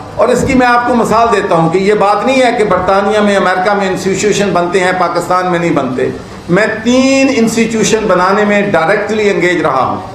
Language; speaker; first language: Urdu; non-native, local second language; Punjabi